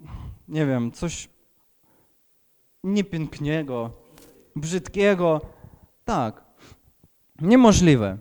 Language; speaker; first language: Polish; non-native, fluent; Ukrainian